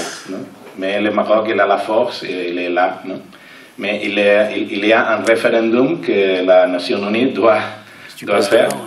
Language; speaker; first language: French; non-native, learner; Catalan